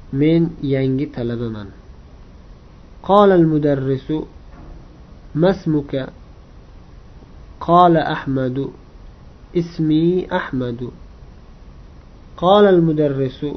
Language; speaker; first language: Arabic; non-native, fluent; Uzbek